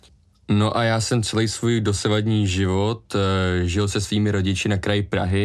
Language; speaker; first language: Czech; native; Czech